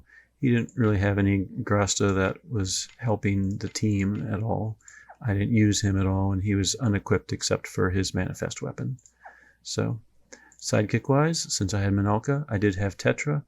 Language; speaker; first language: English; native; English